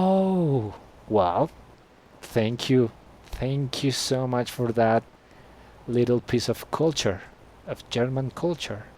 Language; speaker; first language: English; non-native, fluent; Spanish